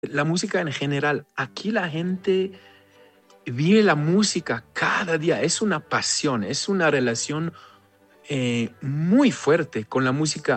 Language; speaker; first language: Spanish; non-native, fluent; Hebrew